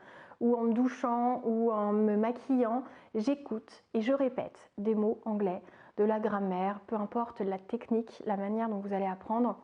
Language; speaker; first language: French; native; French